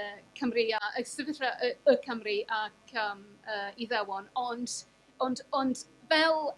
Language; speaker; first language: Welsh; non-native, fluent; English